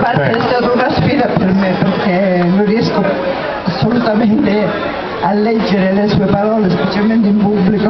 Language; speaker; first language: Italian; native; Italian